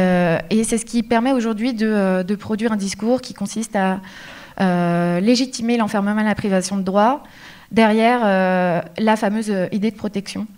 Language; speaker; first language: French; native; French